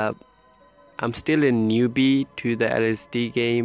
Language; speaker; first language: English; native; English